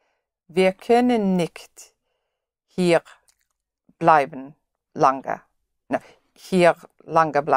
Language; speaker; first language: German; non-native, learner; English